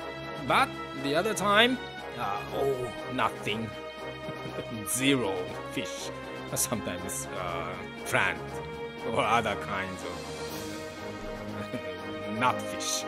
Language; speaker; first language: English; non-native, learner; Japanese